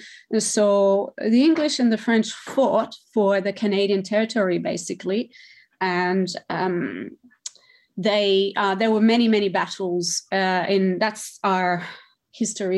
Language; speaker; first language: English; non-native, fluent; French